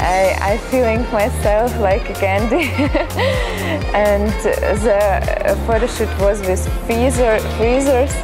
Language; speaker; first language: English; non-native, learner; Ukrainian